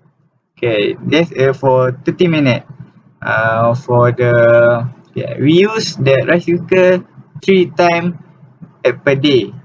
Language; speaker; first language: English; non-native, learner; Malay